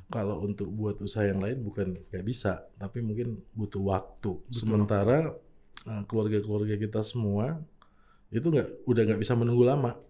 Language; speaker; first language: Indonesian; native; Indonesian